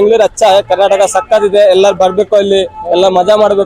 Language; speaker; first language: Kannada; non-native, fluent; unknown